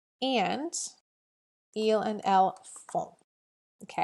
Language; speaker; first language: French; non-native, fluent; English